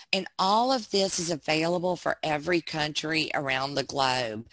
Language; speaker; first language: English; native; English